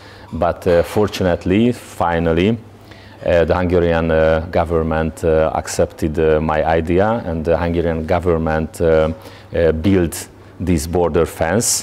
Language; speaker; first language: English; non-native, learner; Hungarian